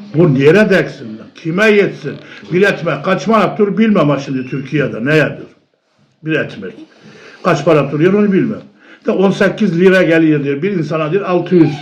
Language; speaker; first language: Turkish; early bilingual, heritage; Turkish